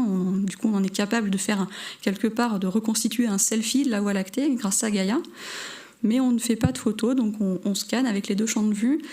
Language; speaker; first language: French; native; French